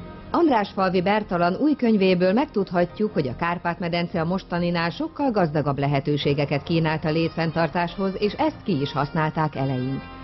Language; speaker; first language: Hungarian; native; Hungarian